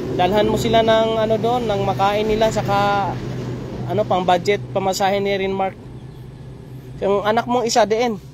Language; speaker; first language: Filipino; non-native, local second language; Cebuano